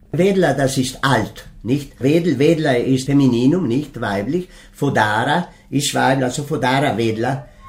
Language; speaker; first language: German; non-native, local second language; Ladin